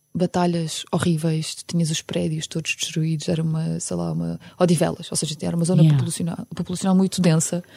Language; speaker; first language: Portuguese; early bilingual, other home language; Ukrainian